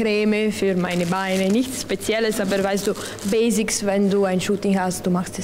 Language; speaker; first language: German; non-native, local second language; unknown